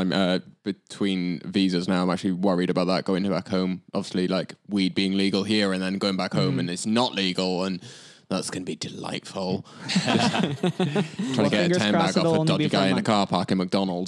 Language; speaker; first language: English; native; English